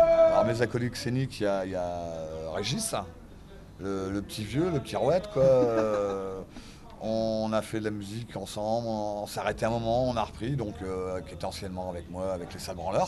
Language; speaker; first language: French; native; French